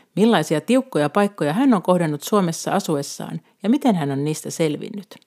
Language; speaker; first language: Finnish; native; Finnish